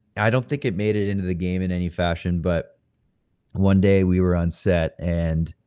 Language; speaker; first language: English; native; English